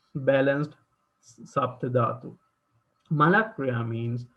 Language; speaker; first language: English; non-native, local second language; Sinhala